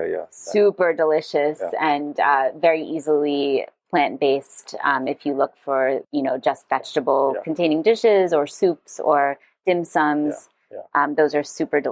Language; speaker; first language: English; non-native, fluent; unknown